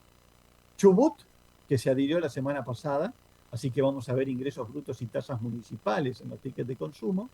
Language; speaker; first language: Spanish; native; Spanish